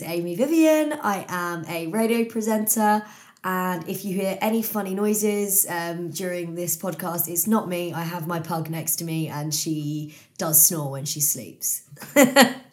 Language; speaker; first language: English; native; English